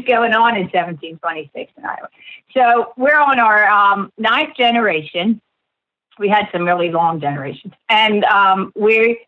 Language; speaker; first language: English; native; English